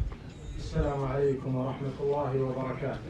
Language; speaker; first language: Arabic; native; Arabic